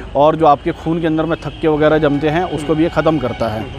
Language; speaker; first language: Hindi; native; Hindi